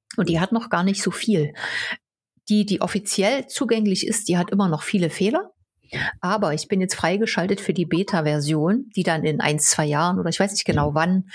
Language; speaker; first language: German; non-native, local second language; Upper Sorbian